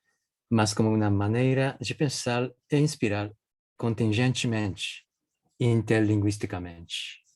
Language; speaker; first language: Portuguese; non-native, fluent; Japanese